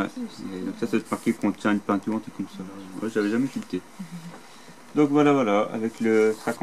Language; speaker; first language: French; native; French